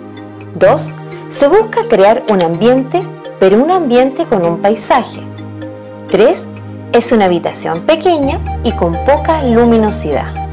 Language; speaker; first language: Spanish; native; Spanish